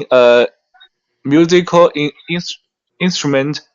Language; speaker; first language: English; non-native, learner; Chinese